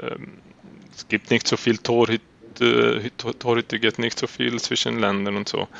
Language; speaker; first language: German; non-native, learner; Swedish